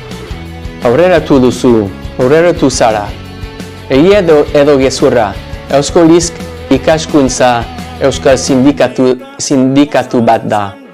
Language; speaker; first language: Basque; non-native, learner; English